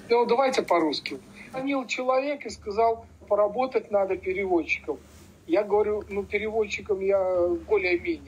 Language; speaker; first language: Russian; non-native, fluent; French